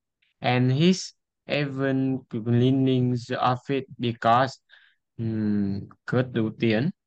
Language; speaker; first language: English; non-native, learner; Vietnamese